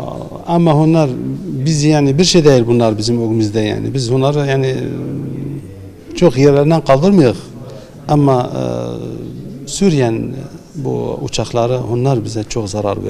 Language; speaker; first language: Turkish; non-native, learner; Turkmen